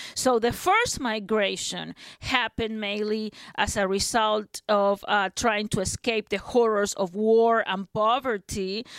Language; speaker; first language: English; non-native, fluent; Spanish